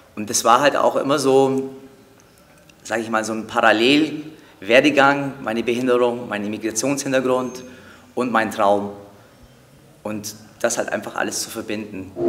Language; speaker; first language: German; early bilingual, other home language; Turkish